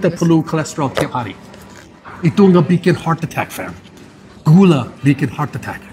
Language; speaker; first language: Indonesian; non-native, fluent; English